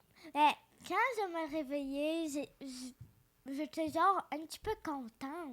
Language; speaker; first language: French; early bilingual, other home language; Ukrainian